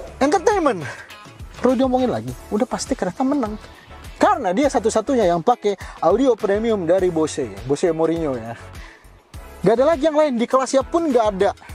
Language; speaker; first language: Indonesian; native; Indonesian